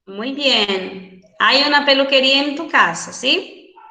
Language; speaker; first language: Spanish; non-native, fluent; Portuguese